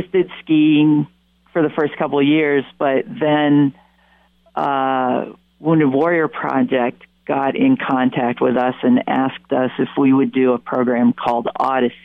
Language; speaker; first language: English; native; English